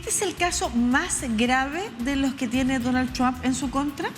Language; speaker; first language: Spanish; native; Spanish